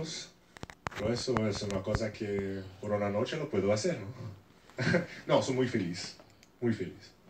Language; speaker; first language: Spanish; non-native, learner; English